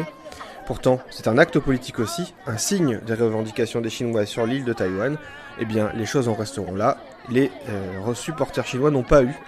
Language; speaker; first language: French; native; French